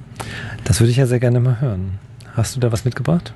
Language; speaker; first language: German; native; German